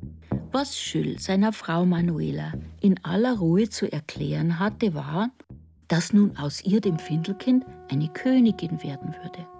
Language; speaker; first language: German; native; German